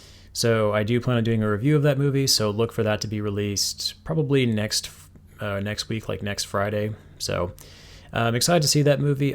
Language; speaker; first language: English; native; English